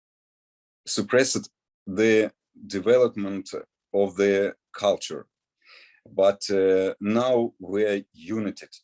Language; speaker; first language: English; non-native, learner; Ukrainian